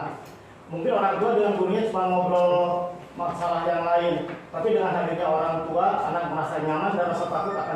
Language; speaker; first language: Indonesian; native; Indonesian